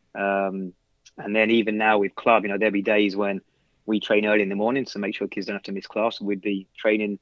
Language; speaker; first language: English; native; English